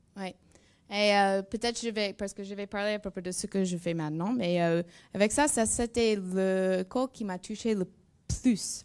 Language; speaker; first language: French; non-native, learner; English